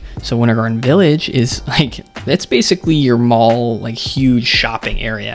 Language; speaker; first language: English; native; English